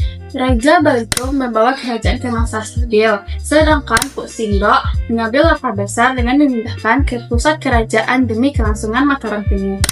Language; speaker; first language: Indonesian; native; Indonesian